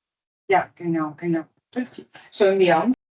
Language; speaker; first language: German; non-native, fluent; Italian